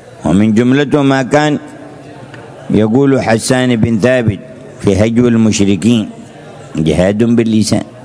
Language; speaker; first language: Arabic; native; Arabic